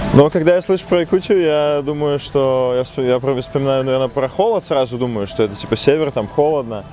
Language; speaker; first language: Russian; native; Russian